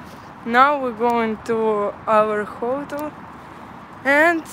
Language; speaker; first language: English; non-native, learner; Russian